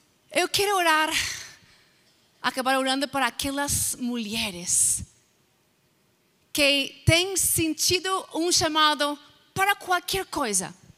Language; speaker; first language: Portuguese; non-native, fluent; English